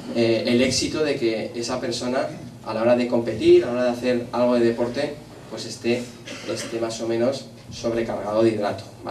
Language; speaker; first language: Spanish; native; Spanish